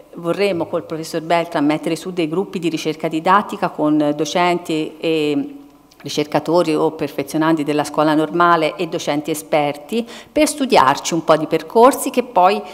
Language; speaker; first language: Italian; native; Italian